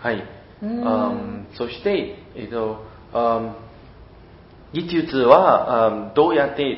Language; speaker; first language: Japanese; non-native, learner; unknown